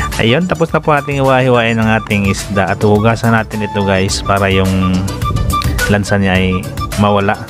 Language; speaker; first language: Filipino; non-native, local second language; Cebuano